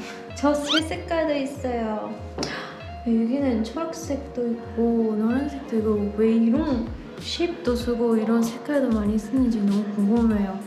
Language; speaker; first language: Korean; non-native, learner; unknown